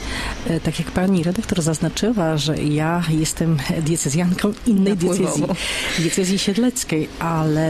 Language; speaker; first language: Polish; native; Polish